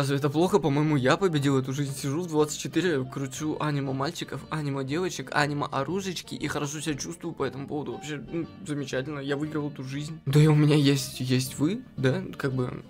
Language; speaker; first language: Russian; native; Russian